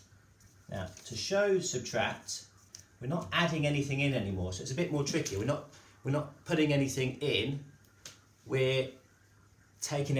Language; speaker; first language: English; native; English